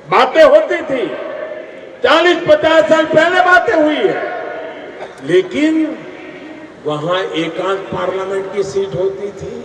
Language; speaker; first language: Hindi; non-native, local second language; Gujarati